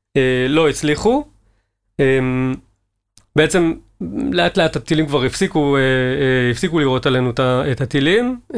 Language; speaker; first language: Hebrew; native; Hebrew